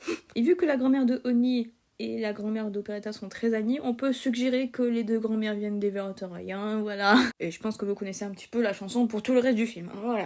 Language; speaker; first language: French; native; French